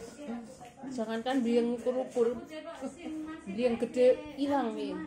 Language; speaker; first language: Indonesian; non-native, local second language; Javanese